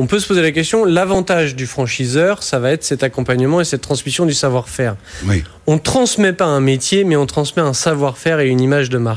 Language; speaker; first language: French; native; French